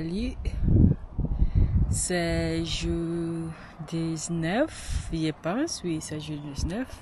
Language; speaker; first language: French; non-native, learner; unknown